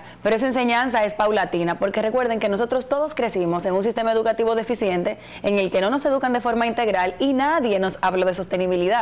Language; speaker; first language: Spanish; native; Spanish